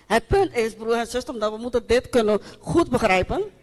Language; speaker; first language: Dutch; non-native, local second language; Papiamento